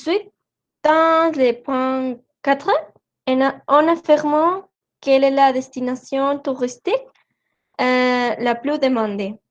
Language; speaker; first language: French; non-native, learner; Spanish